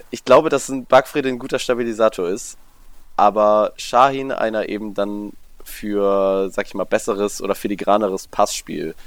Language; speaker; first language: German; native; German